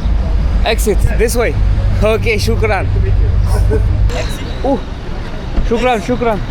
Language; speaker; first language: English; non-native, learner; French